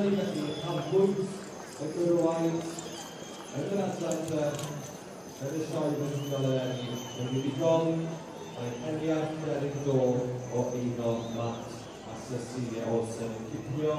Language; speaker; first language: Welsh; native; Welsh